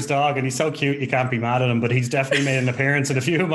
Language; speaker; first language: English; native; English